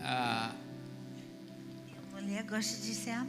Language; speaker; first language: Portuguese; non-native, fluent; English